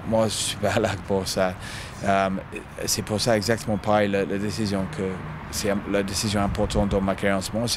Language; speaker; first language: French; non-native, fluent; English